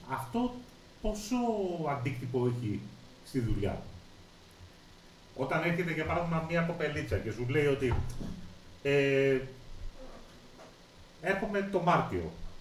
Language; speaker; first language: Greek; native; Greek